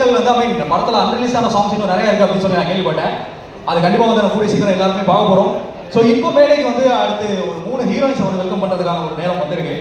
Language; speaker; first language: Tamil; native; Tamil